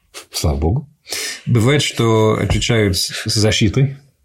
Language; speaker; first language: Russian; non-native, fluent; English